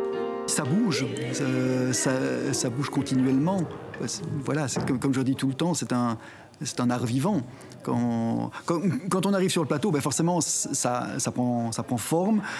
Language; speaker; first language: French; native; French